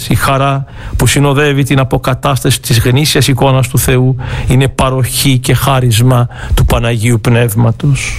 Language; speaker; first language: Greek; native; Greek